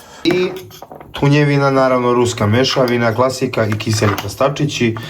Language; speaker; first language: Croatian; native; Croatian